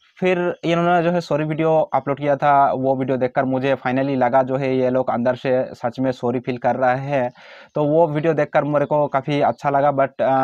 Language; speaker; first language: Hindi; native; Hindi